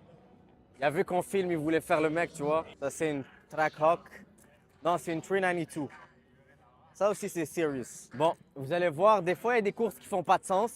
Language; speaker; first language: French; native; French